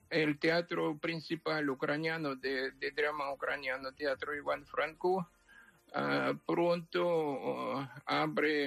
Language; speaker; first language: Spanish; non-native, fluent; Ukrainian